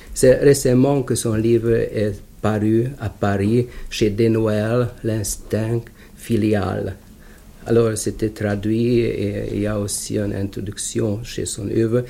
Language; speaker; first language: French; non-native, fluent; Hungarian